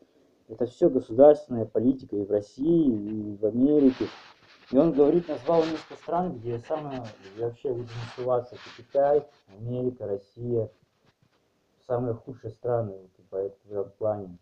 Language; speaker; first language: Russian; native; Russian